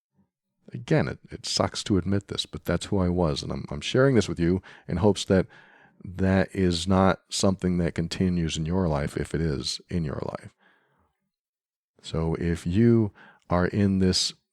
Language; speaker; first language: English; native; English